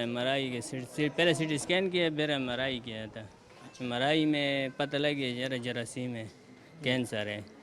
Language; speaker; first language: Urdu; non-native, local second language; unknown